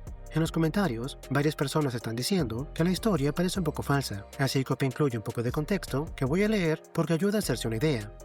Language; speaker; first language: Spanish; native; Spanish